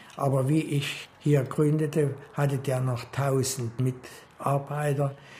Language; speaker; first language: German; native; German